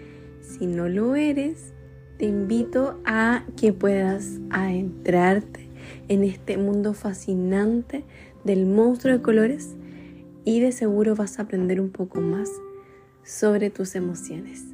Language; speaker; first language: Spanish; native; Spanish